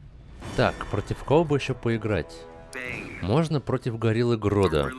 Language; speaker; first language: Russian; native; Russian